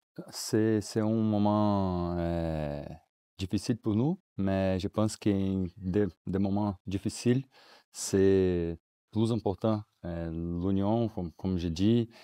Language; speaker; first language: French; non-native, learner; Portuguese